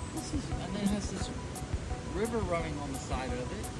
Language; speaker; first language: English; native; English